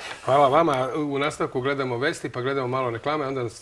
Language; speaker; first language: Croatian; native; Croatian